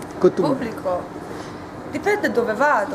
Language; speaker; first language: Italian; non-native, learner; Hungarian